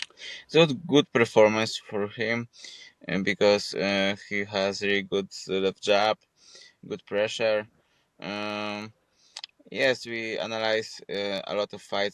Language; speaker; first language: English; non-native, fluent; Polish